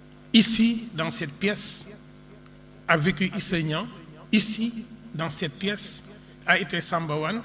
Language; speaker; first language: French; non-native, local second language; Wolof